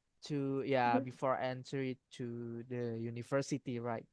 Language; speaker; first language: English; non-native, learner; Indonesian